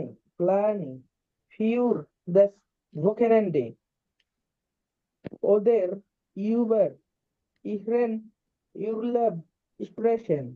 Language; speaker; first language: German; non-native, learner; Bangla